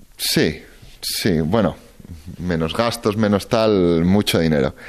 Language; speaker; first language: Spanish; native; Spanish